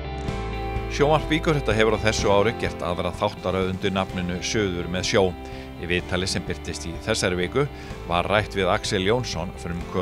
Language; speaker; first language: Icelandic; native; Icelandic